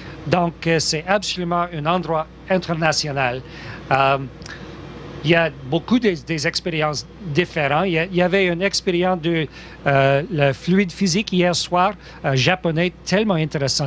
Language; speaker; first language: French; non-native, local second language; English